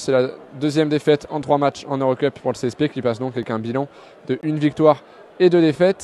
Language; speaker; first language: French; native; French